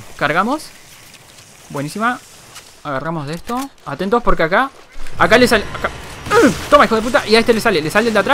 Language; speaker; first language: Spanish; native; Spanish